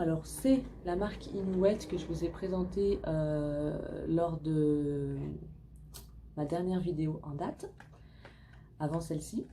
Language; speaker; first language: French; native; French